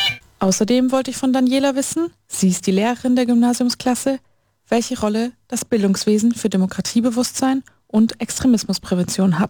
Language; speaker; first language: German; native; German